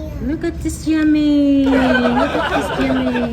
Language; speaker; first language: English; non-native, learner; Filipino